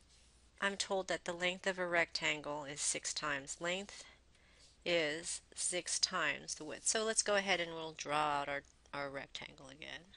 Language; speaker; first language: English; native; English